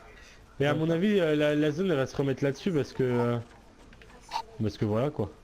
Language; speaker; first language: French; native; French